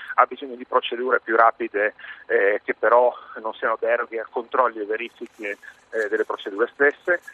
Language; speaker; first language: Italian; native; Italian